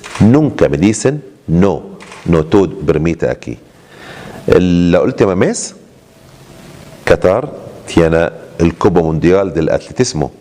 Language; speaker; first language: Spanish; non-native, learner; Arabic